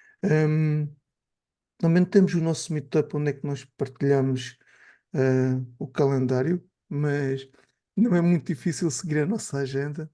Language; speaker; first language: Portuguese; native; Portuguese